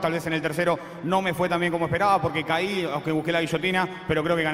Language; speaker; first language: Spanish; native; Spanish